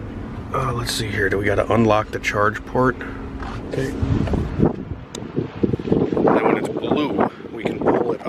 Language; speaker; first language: English; native; English